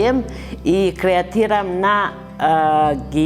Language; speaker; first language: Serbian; early bilingual, other home language; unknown